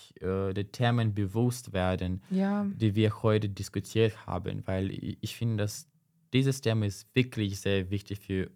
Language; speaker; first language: German; non-native, fluent; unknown